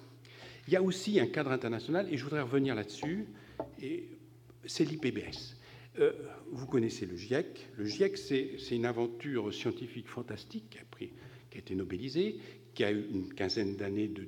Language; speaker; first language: French; native; French